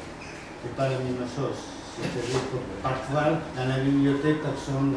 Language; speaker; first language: French; non-native, fluent; Spanish